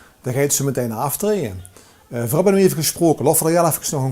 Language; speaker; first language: Dutch; native; Dutch